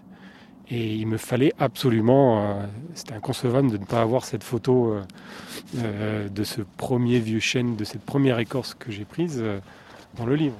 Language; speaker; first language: French; native; French